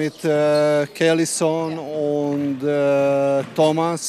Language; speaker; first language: German; non-native, fluent; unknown